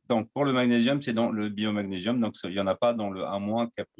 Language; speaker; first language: French; native; French